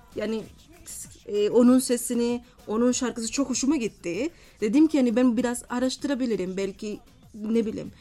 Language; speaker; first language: Turkish; non-native, fluent; Spanish